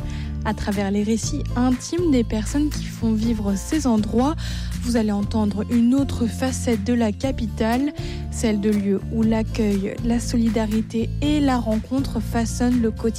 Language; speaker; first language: French; native; French